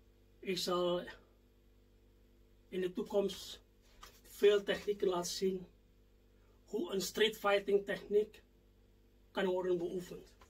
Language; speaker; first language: Dutch; non-native, fluent; Indonesian